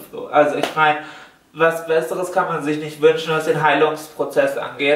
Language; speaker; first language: German; native; German